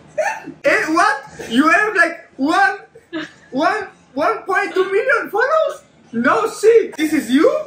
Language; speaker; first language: English; non-native, learner; Hebrew